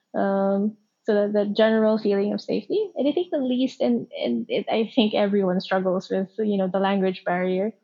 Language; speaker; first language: English; non-native, local second language; Filipino